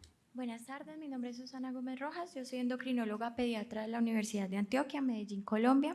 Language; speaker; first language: Spanish; native; Spanish